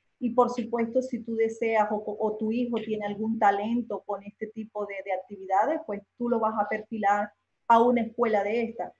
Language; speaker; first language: Spanish; native; Spanish